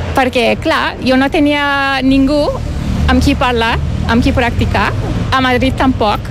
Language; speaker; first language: Catalan; non-native, fluent; Turkish